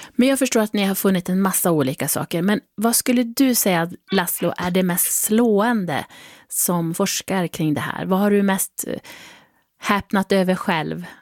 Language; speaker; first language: Swedish; native; Swedish